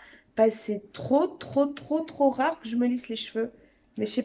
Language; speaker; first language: French; native; French